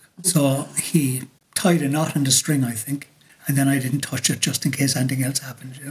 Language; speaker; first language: English; native; English